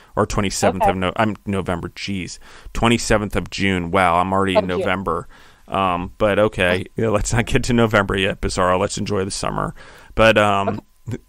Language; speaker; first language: English; native; English